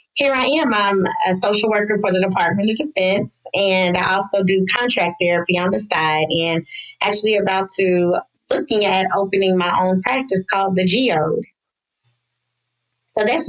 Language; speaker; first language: English; native; English